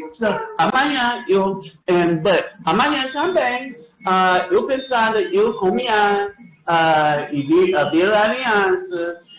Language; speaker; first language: Portuguese; non-native, learner; English